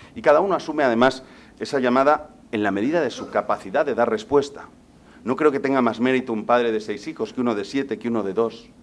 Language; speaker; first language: Spanish; native; Spanish